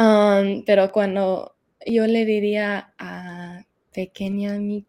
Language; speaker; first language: Spanish; early bilingual, heritage; Spanish